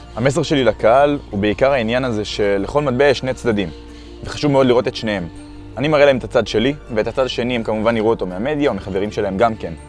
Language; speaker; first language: Hebrew; native; Hebrew